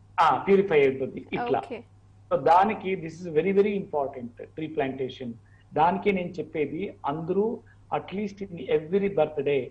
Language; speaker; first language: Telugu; non-native, learner; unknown